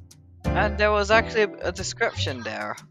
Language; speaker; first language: English; native; English